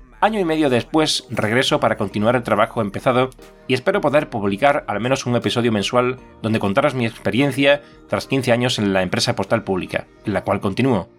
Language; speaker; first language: Spanish; native; Spanish